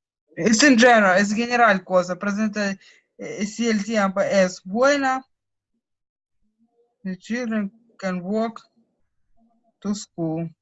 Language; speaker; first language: Spanish; non-native, learner; Russian